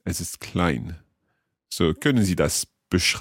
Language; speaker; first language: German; non-native, learner; English